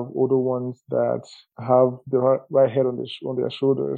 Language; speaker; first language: English; non-native, local second language; Igbo